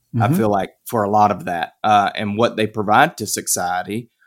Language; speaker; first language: English; native; English